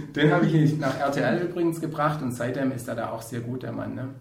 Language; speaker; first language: German; native; German